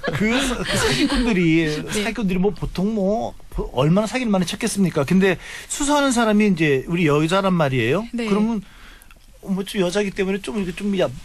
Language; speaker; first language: Korean; native; Korean